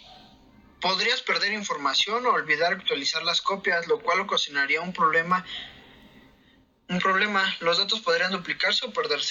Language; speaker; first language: Spanish; native; Spanish